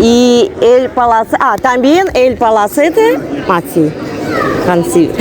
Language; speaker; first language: Spanish; non-native, learner; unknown